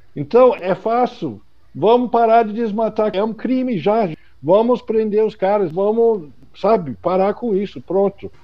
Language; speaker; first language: Portuguese; non-native, fluent; English